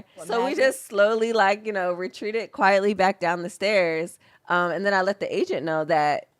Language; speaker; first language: English; native; English